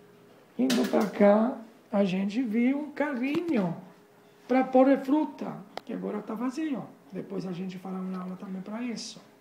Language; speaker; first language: Portuguese; non-native, fluent; Italian